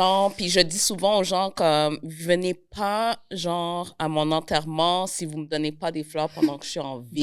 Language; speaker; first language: French; native; French